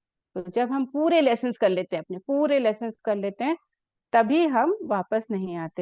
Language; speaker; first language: Hindi; native; Hindi